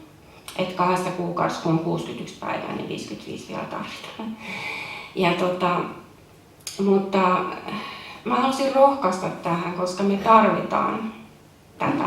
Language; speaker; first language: Finnish; native; Finnish